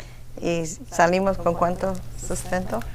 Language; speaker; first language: Spanish; non-native, fluent; English